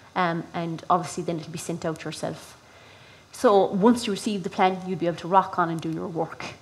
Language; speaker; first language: English; native; English